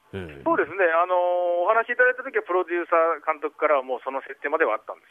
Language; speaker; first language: Japanese; native; Japanese